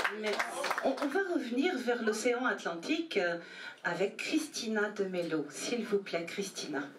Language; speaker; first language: French; native; French